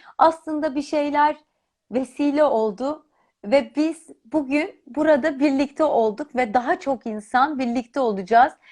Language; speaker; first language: Turkish; native; Turkish